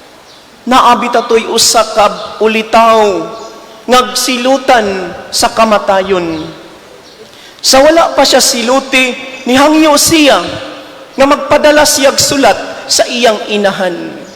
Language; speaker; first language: Cebuano; native; Cebuano